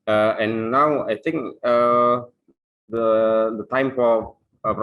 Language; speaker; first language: English; non-native, local second language; Indonesian